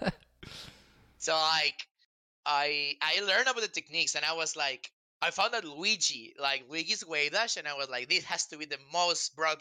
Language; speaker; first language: English; non-native, fluent; Spanish